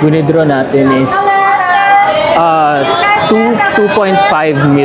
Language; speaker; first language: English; non-native, local second language; Filipino